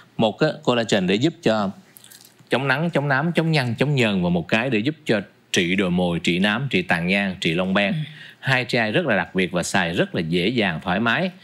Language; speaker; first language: Vietnamese; native; Vietnamese